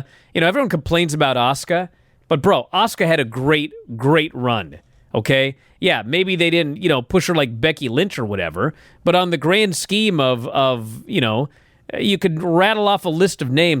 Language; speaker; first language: English; native; English